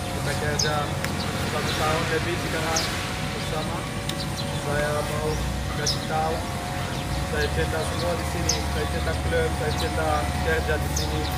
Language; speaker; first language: Indonesian; non-native, learner; Dutch